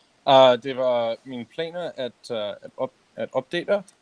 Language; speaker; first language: Danish; non-native, learner; English